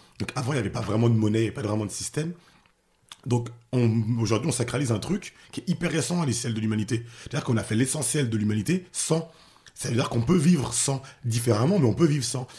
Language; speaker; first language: French; early bilingual, other home language; Haitian Creole